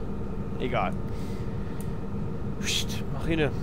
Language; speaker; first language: German; native; German